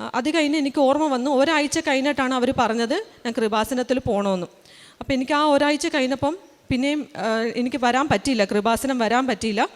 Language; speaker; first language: Malayalam; early bilingual, heritage; Malayalam